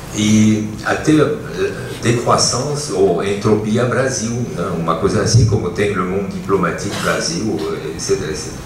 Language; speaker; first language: Portuguese; non-native, fluent; French